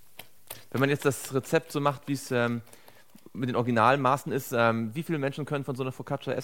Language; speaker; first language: German; native; German